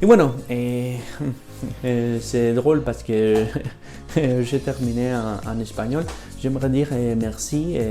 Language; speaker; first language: French; non-native, fluent; Spanish